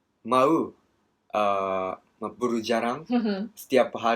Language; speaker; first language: Indonesian; non-native, learner; Japanese